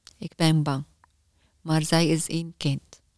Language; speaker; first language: Dutch; non-native, learner; Arabic